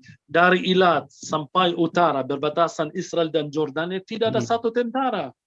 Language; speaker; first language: Indonesian; non-native, fluent; Arabic